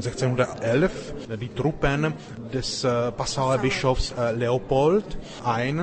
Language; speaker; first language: German; non-native, fluent; Czech